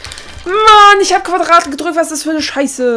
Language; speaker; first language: German; native; German